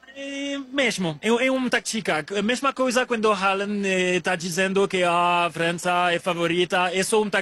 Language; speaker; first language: Portuguese; non-native, learner; French